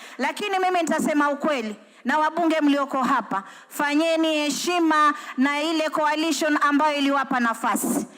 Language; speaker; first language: Swahili; native; Swahili